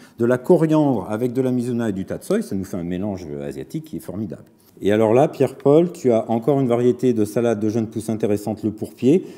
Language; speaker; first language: French; native; French